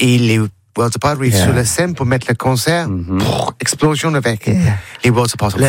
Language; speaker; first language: French; non-native, learner; English